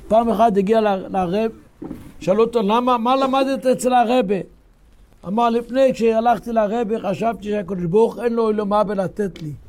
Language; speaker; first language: Hebrew; non-native, local second language; Yiddish